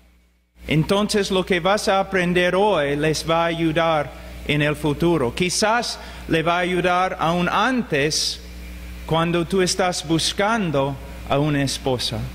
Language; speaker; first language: Spanish; non-native, fluent; English